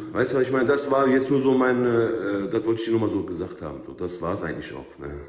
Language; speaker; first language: German; early bilingual, other home language; Turkish